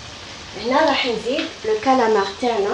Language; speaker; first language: Arabic; native; Arabic